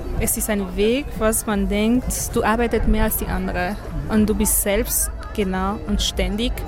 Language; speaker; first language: German; non-native, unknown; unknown